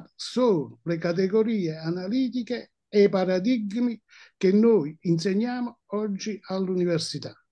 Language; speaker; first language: Italian; native; Italian